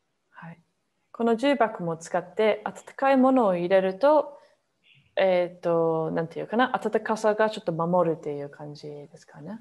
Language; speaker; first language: Japanese; non-native, fluent; English